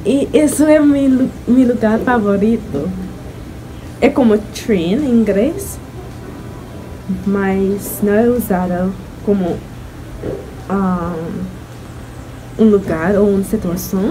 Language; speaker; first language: Portuguese; non-native, learner; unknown